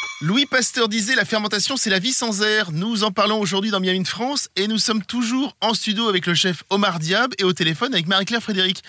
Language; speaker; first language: French; native; French